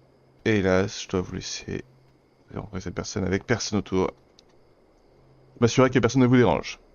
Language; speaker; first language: French; native; French